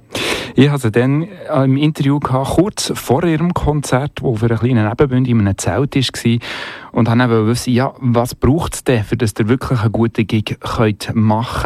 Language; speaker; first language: German; native; German